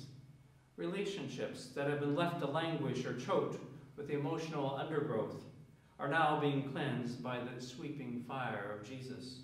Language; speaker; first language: English; native; English